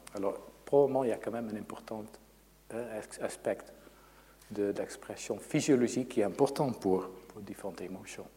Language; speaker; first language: French; non-native, fluent; Dutch